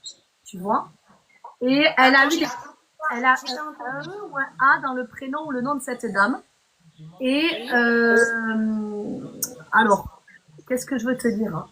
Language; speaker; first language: French; native; French